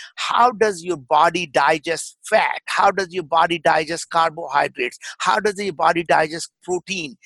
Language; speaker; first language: English; non-native, local second language; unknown